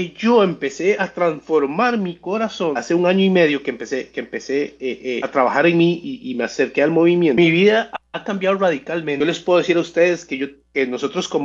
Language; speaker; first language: Spanish; native; Spanish